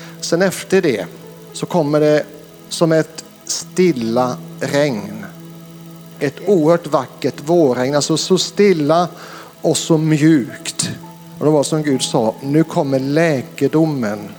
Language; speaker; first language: Swedish; native; Swedish